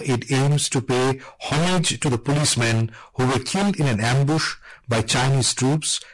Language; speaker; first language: English; non-native, local second language; Bangla